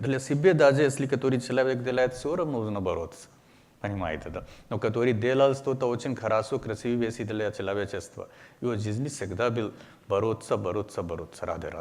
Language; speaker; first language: Russian; non-native, learner; Hindi